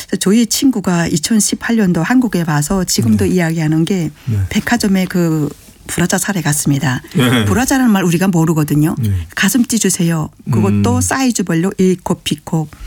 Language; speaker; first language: Korean; native; Korean